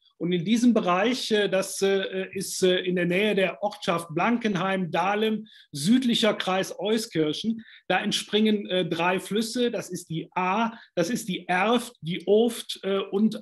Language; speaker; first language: German; native; German